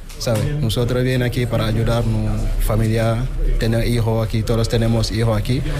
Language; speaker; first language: Spanish; non-native, learner; Wolof